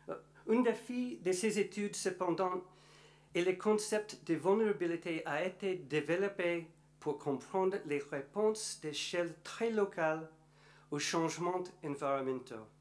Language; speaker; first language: French; non-native, learner; English